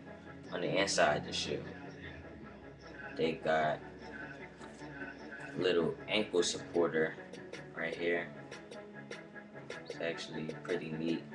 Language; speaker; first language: English; native; English